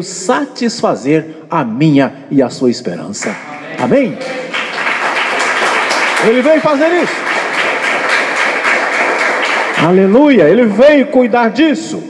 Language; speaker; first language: Portuguese; native; Portuguese